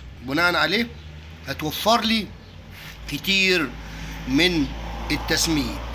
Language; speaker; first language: Arabic; native; Arabic